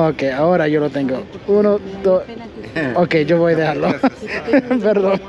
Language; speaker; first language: Spanish; non-native, learner; English